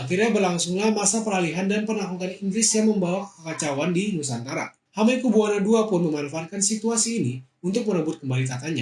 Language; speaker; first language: Indonesian; native; Indonesian